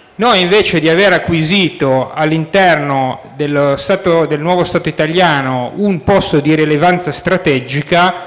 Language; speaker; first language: Italian; native; Italian